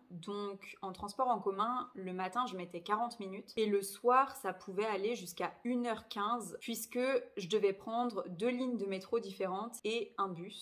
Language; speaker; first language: French; native; French